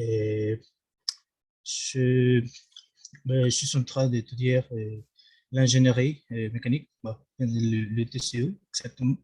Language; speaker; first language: French; non-native, learner; Spanish